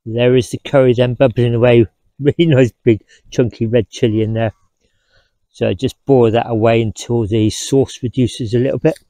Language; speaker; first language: English; native; English